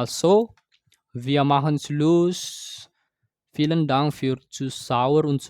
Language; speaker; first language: German; non-native, fluent; Indonesian